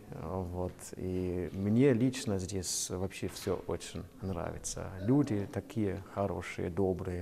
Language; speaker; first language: Russian; non-native, fluent; German